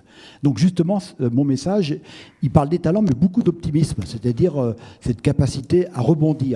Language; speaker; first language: French; native; French